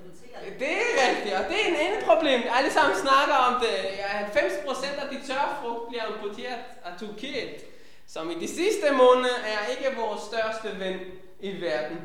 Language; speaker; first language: Danish; non-native, fluent; Hebrew